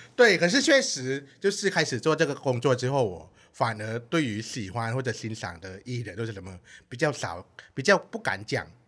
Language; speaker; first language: Chinese; non-native, fluent; Thai